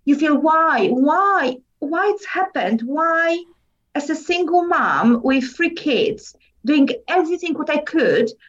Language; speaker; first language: English; non-native, learner; Polish